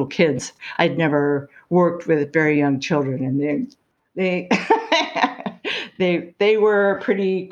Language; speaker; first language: English; native; English